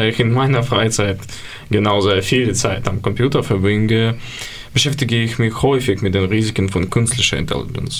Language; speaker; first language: German; non-native, learner; Ukrainian